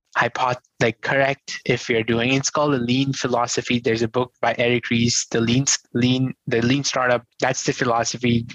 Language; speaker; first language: English; non-native, local second language; Hindi